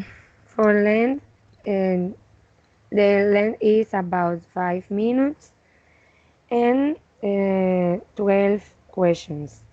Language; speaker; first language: English; non-native, learner; Spanish